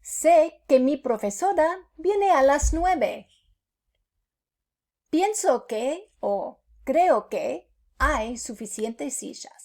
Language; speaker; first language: Spanish; non-native, fluent; English